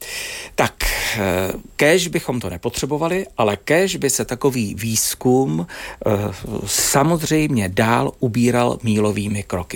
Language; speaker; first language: Czech; native; Czech